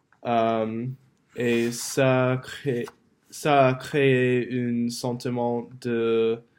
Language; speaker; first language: French; non-native, learner; English